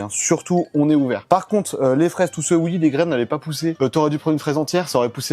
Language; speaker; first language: French; native; French